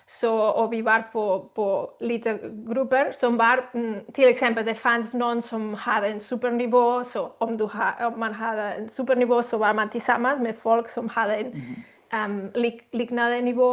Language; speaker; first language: Swedish; non-native, learner; Spanish